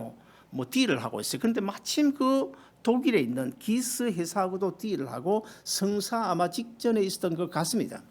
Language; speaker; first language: Korean; native; Korean